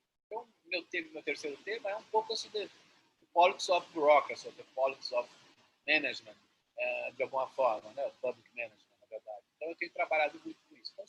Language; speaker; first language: Portuguese; native; Portuguese